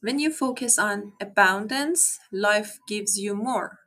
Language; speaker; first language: English; non-native, fluent; Persian